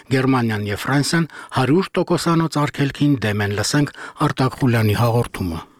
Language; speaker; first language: Armenian; native; Armenian